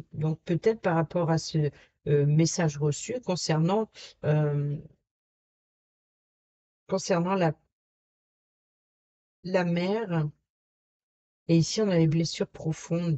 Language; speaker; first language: French; native; French